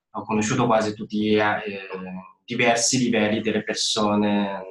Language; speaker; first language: Italian; non-native, learner; Chinese